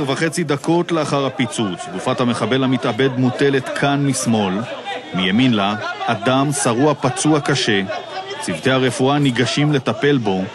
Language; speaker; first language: Hebrew; native; Hebrew